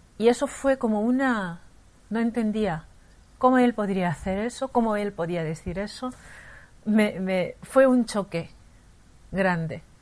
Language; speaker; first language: Spanish; non-native, fluent; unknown